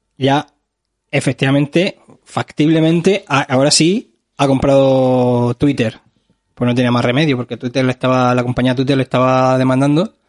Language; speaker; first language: Spanish; native; Spanish